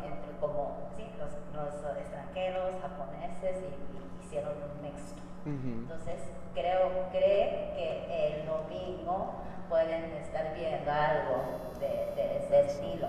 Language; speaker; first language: Spanish; non-native, fluent; Japanese